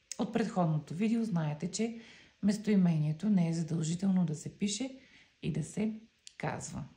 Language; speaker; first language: Bulgarian; non-native, local second language; Turkish